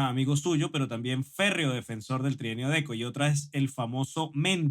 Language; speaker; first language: Spanish; native; Spanish